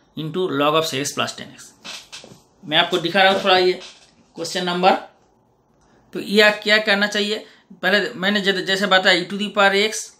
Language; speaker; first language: Hindi; non-native, local second language; Bangla